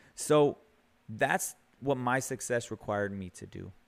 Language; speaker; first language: English; early bilingual, other home language; Spanish